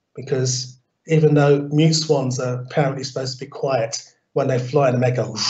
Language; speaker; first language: English; native; English